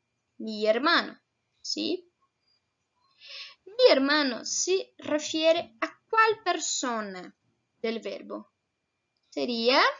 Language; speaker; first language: Spanish; non-native, fluent; Portuguese